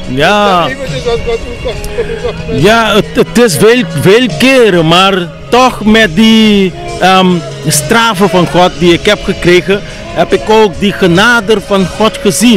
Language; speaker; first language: Dutch; non-native, local second language; Papiamento